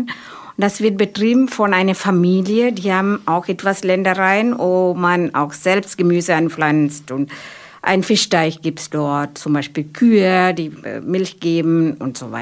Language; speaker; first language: German; non-native, fluent; Malayalam